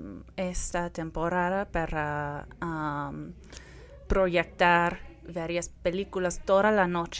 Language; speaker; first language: Spanish; non-native, fluent; English